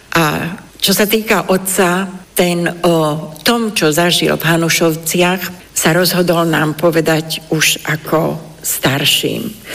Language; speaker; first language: Slovak; non-native, local second language; Romany